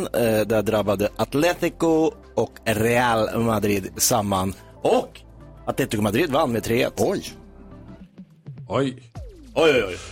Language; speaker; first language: Swedish; native; Swedish